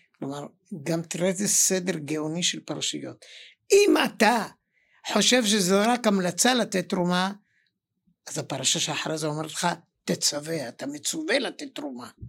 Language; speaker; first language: Hebrew; native; Hebrew